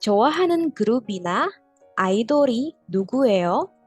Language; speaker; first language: Korean; non-native, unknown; Indonesian